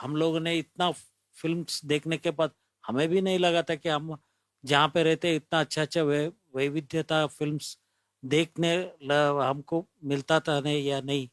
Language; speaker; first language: Hindi; non-native, local second language; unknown